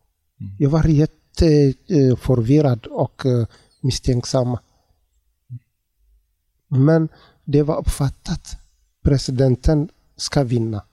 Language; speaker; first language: Swedish; non-native, learner; Tigrinya